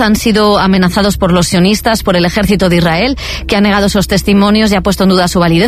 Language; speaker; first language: Spanish; native; Spanish